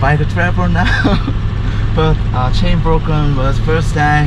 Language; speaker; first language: English; non-native, learner; Korean